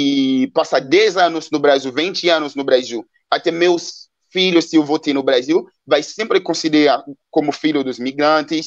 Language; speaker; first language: Portuguese; non-native, fluent; Haitian Creole